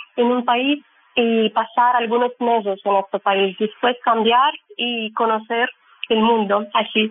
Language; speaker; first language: Spanish; non-native, learner; Russian